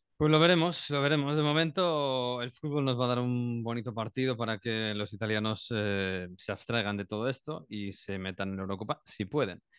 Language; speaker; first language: Spanish; native; Spanish